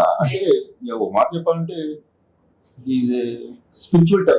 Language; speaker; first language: Telugu; native; Telugu